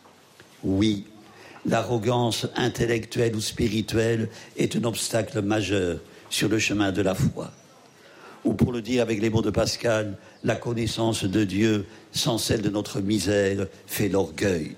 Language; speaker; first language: French; native; French